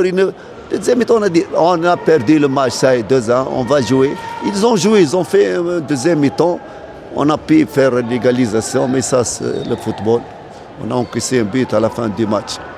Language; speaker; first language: French; non-native, fluent; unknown